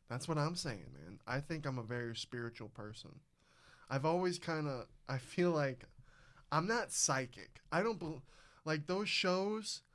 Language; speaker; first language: English; native; English